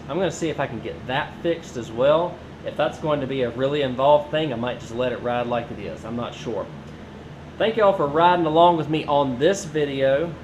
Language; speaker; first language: English; native; English